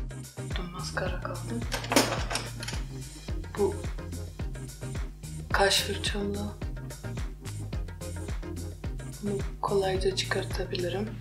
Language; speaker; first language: Turkish; non-native, fluent; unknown